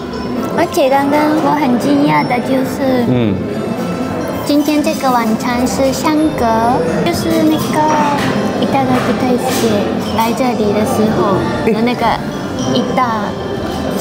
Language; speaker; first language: Chinese; non-native, fluent; Japanese